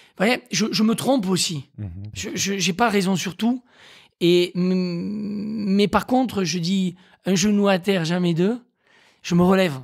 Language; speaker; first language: French; native; French